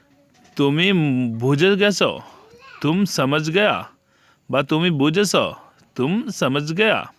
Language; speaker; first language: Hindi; non-native, learner; Bangla